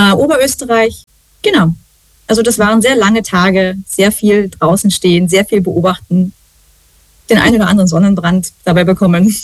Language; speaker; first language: German; native; German